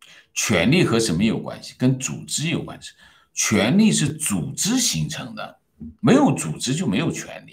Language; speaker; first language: Chinese; native; Chinese